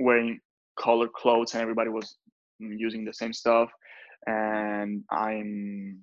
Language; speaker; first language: English; non-native, fluent; Italian